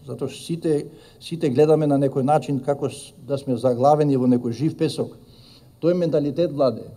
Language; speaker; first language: Macedonian; non-native, local second language; Albanian